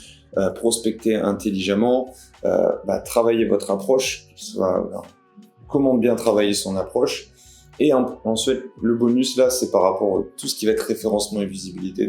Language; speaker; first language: French; native; French